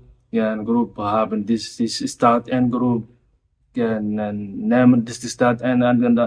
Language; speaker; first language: German; non-native, learner; Somali